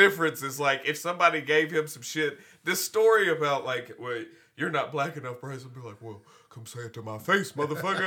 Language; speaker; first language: English; native; English